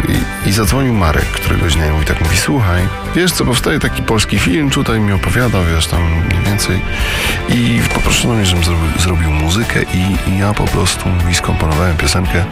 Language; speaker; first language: Polish; native; Polish